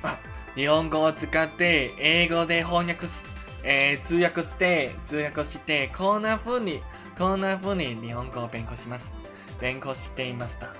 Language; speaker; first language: Japanese; non-native, learner; Cantonese